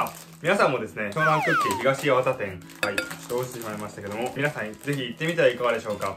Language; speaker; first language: Japanese; native; Japanese